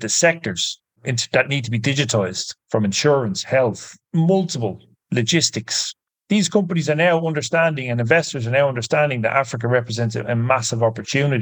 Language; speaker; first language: English; native; English